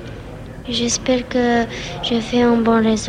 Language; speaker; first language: French; non-native, learner; Romanian